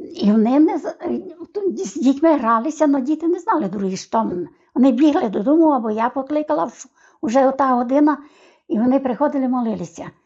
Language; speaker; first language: Ukrainian; native; Ukrainian